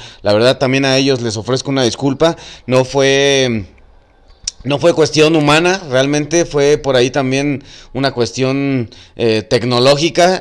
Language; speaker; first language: Spanish; native; Spanish